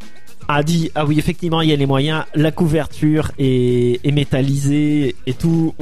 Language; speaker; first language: French; native; French